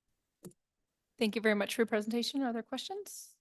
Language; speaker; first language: English; native; English